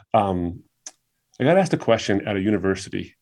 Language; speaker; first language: English; native; English